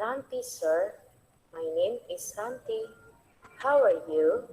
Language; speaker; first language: English; non-native, learner; Indonesian